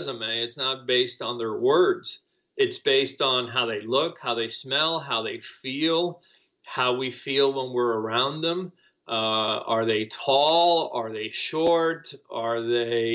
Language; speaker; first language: English; non-native, fluent; Spanish